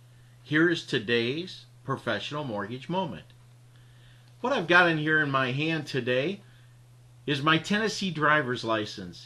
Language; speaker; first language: English; native; English